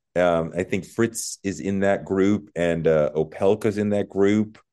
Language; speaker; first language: English; native; English